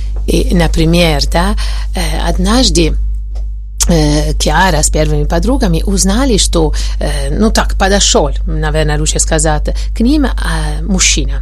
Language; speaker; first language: Russian; non-native, fluent; Italian